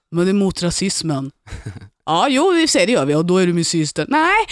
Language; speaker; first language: Swedish; native; Swedish